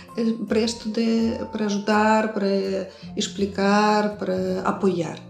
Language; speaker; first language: Portuguese; non-native, fluent; Russian